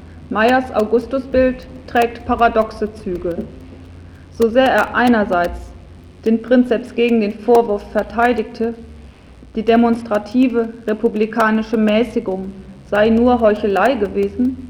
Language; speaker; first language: German; native; German